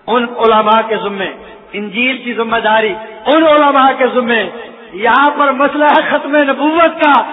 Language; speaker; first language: Urdu; non-native, local second language; Punjabi